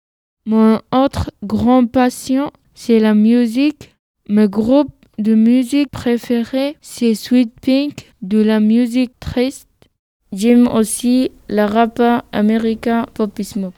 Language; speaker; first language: French; non-native, learner; Arabic